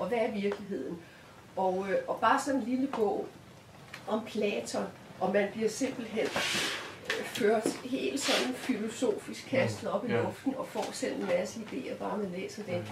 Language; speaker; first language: Danish; native; Danish